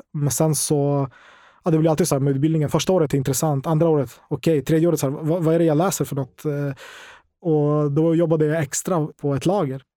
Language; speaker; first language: Swedish; non-native, fluent; Ukrainian